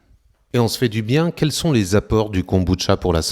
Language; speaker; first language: French; native; French